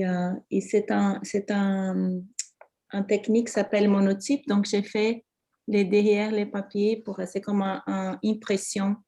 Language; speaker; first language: French; non-native, fluent; Portuguese